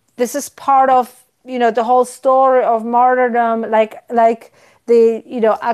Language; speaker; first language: English; non-native, fluent; Polish